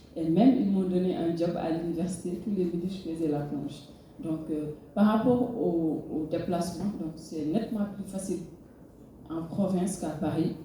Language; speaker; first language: French; non-native, local second language; Fula